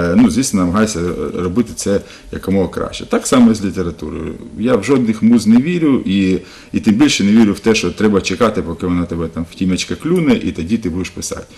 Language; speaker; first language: Ukrainian; non-native, local second language; Russian